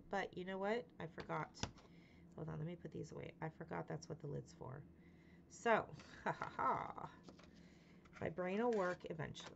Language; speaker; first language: English; native; English